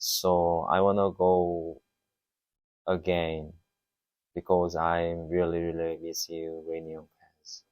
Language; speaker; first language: English; non-native, learner; Korean